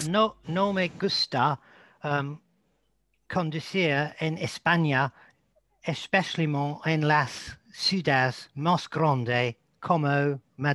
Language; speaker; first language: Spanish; non-native, learner; English